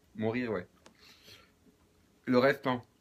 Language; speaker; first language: French; native; French